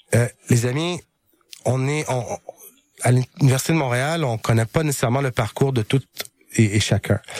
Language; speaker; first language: French; native; French